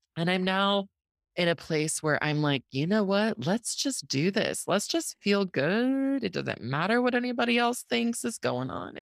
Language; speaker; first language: English; native; English